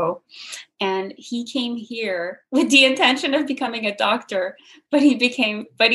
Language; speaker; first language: English; non-native, fluent; French